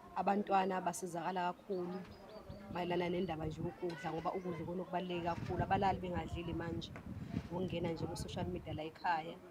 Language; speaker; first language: Zulu; native; Zulu